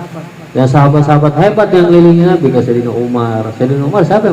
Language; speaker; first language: Indonesian; native; Indonesian